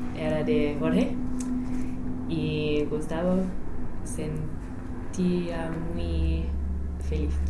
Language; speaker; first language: Spanish; non-native, learner; English